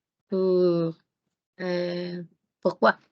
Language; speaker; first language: French; non-native, learner; Spanish